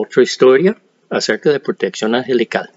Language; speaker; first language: Spanish; non-native, fluent; English